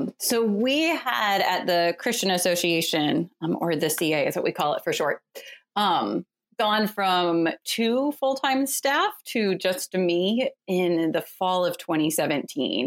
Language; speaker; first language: English; native; English